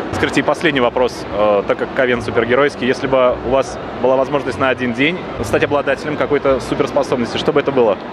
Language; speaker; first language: Russian; native; Russian